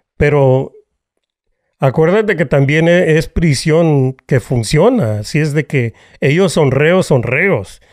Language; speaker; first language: Spanish; early bilingual, heritage; Spanish